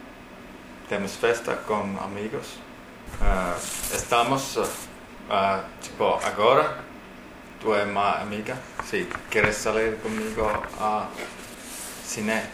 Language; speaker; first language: Spanish; non-native, learner; Portuguese